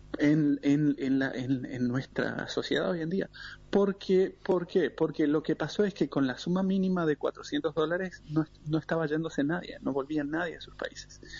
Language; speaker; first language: Spanish; native; Spanish